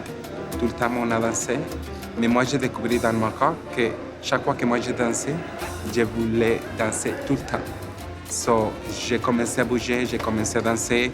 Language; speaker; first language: French; non-native, fluent; Spanish